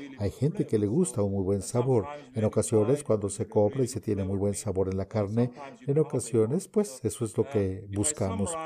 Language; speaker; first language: Spanish; non-native, fluent; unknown